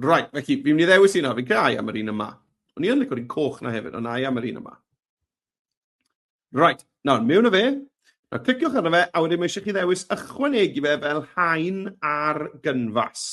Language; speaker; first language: Welsh; native; Welsh